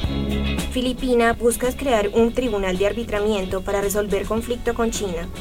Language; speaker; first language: Spanish; native; Spanish